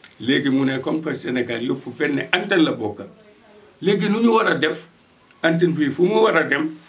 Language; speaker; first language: Wolof; non-native, local second language; Fula